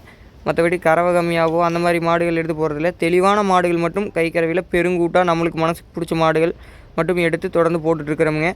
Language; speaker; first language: Tamil; native; Tamil